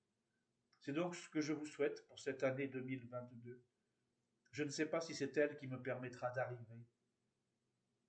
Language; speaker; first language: French; native; French